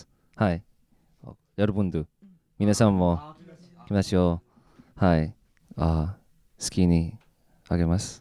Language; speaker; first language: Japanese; non-native, learner; Korean